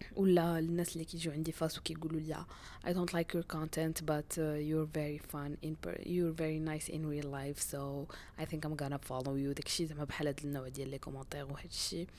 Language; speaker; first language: Arabic; native; Arabic